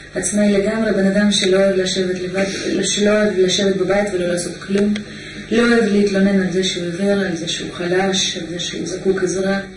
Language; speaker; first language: Hebrew; non-native, fluent; Russian